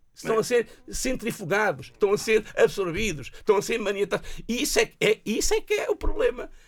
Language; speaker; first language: Portuguese; native; Portuguese